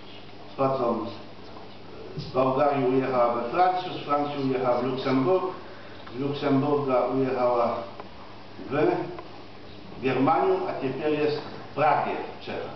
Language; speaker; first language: Russian; non-native, fluent; Polish